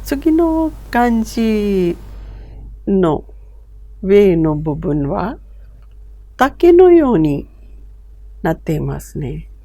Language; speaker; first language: Japanese; non-native, fluent; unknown